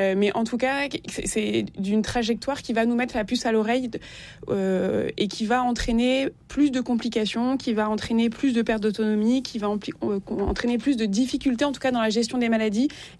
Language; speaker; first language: French; native; French